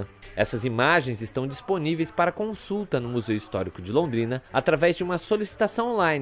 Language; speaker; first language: Portuguese; native; Portuguese